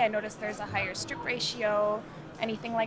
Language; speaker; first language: English; native; English